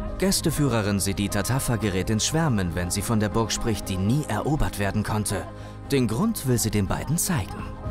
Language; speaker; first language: German; native; German